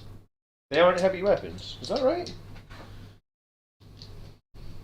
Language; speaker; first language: English; native; English